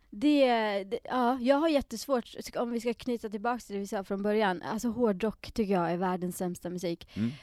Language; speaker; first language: Swedish; early bilingual, other home language; Persian